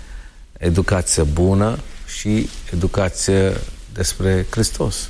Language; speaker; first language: Romanian; non-native, learner; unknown